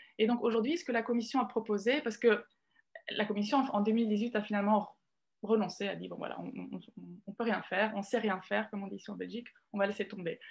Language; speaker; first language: French; non-native, fluent; Italian